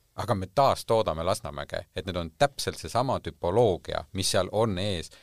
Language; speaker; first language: Estonian; native; Estonian